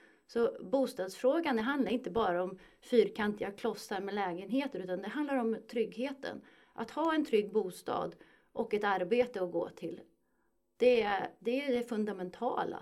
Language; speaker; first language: Swedish; native; Swedish